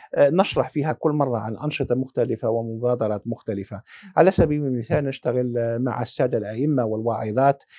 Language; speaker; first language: Arabic; early bilingual, heritage; Arabic